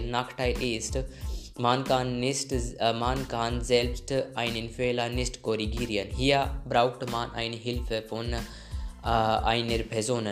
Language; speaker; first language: German; non-native, learner; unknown